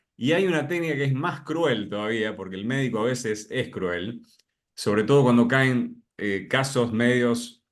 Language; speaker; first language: Spanish; native; Spanish